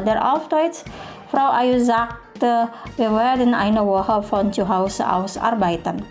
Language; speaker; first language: German; non-native, fluent; Indonesian